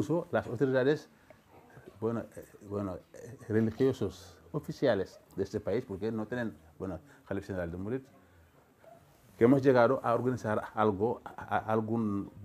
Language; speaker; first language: Spanish; non-native, fluent; Wolof